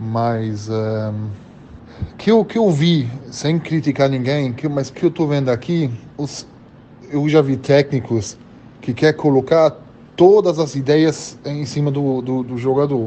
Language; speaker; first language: Portuguese; early bilingual, heritage; German